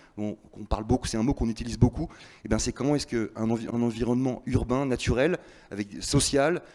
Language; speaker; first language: French; native; French